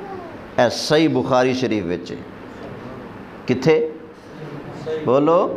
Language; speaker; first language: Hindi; non-native, local second language; Punjabi